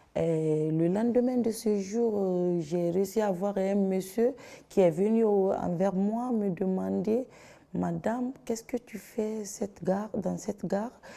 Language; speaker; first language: French; non-native, local second language; Fula